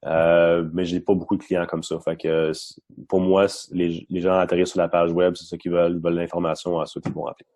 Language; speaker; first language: French; non-native, local second language; English